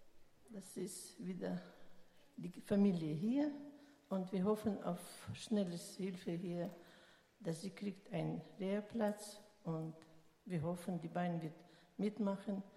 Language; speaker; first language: German; non-native, local second language; Russian